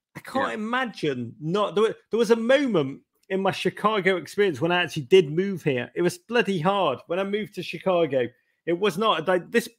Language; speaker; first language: English; native; English